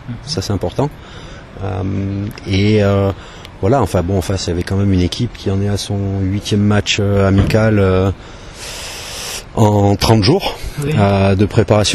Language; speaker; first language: French; native; French